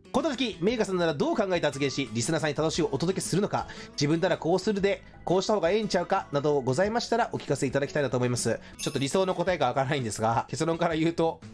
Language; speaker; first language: Japanese; native; Japanese